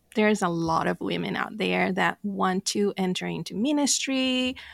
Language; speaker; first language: English; non-native, fluent; Portuguese